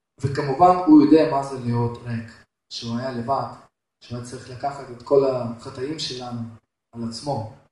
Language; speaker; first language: Hebrew; non-native, fluent; Russian